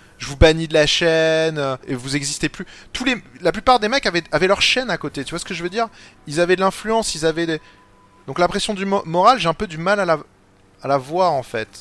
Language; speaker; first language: French; native; French